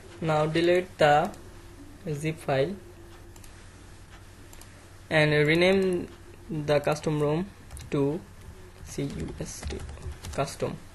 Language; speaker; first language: English; non-native, learner; Bangla